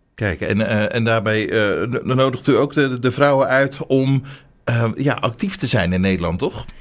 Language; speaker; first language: Dutch; native; Dutch